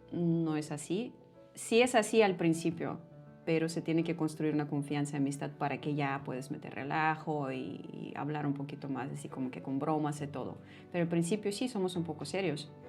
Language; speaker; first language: Spanish; non-native, fluent; Russian